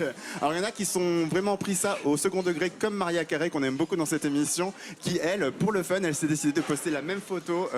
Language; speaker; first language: French; native; French